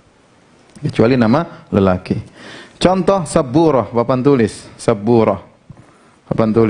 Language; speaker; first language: Indonesian; native; Indonesian